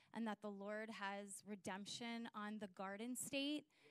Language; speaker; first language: English; native; English